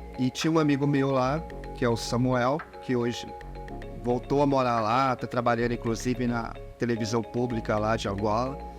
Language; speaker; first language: Portuguese; native; Portuguese